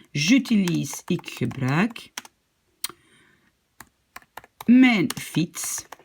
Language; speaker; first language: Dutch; non-native, fluent; French